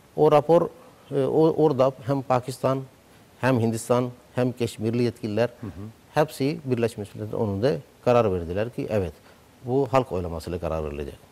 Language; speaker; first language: Turkish; non-native, fluent; Urdu